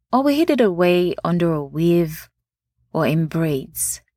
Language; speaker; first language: English; non-native, local second language; Yoruba